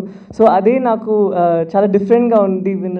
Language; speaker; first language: Telugu; non-native, fluent; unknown